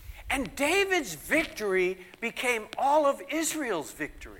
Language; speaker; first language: English; native; English